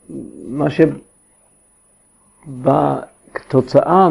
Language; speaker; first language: Hebrew; non-native, fluent; English